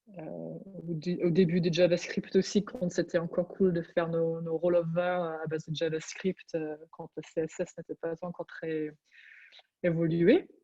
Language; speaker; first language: French; non-native, fluent; English